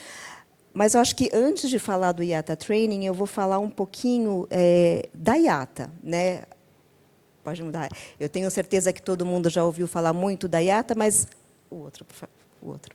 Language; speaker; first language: Portuguese; native; Portuguese